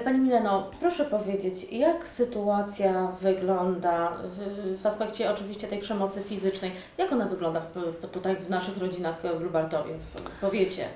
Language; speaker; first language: Polish; native; Polish